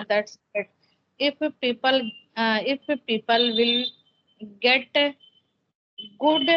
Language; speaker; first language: English; non-native, local second language; Hindi